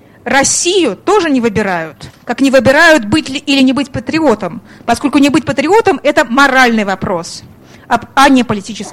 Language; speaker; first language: Russian; native; Russian